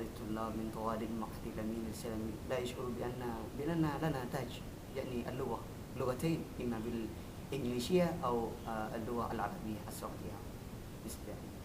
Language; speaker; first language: Arabic; non-native, learner; Indonesian